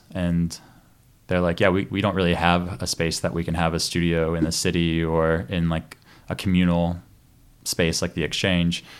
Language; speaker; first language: English; native; English